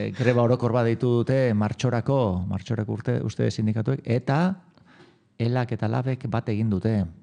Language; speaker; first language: Basque; native; Basque